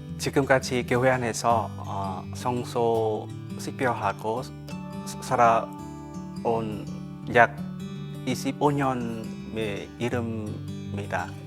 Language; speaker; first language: Korean; non-native, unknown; Vietnamese